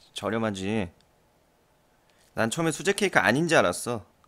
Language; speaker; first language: Korean; native; Korean